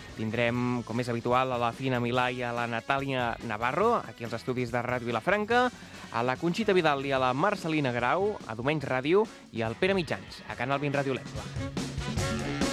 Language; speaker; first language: Catalan; native; Catalan